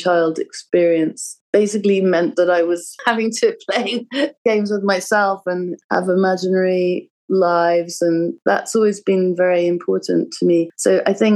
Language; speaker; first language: English; native; English